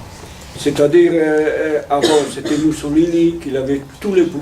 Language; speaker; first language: French; non-native, fluent; Italian